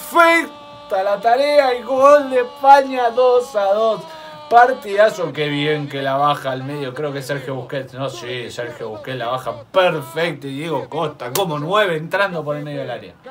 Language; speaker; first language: Spanish; native; Spanish